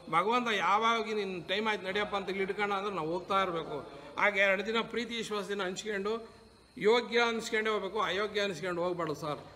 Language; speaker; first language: Kannada; native; Kannada